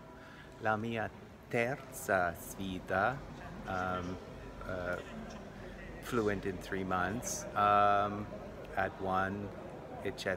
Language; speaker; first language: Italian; non-native, learner; English